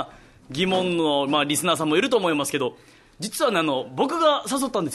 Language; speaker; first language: Japanese; native; Japanese